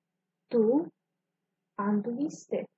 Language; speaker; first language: Spanish; non-native, fluent; English